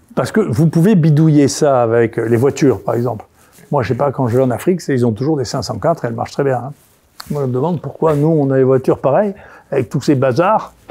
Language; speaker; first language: French; native; French